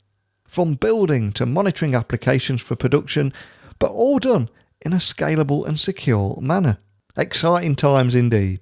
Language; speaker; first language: English; native; English